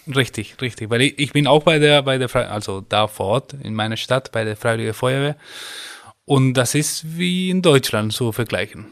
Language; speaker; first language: German; non-native, fluent; Spanish